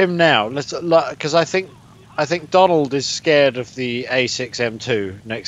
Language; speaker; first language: English; native; English